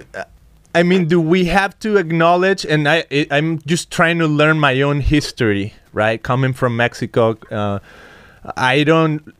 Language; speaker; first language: English; non-native, fluent; Spanish